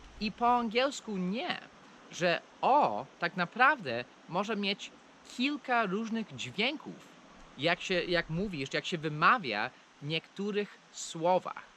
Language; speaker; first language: Polish; non-native, fluent; English